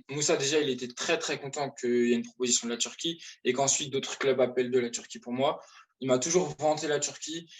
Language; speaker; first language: French; native; French